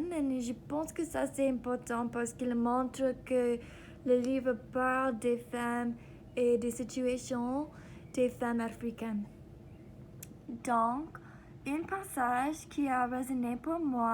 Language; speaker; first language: French; non-native, learner; English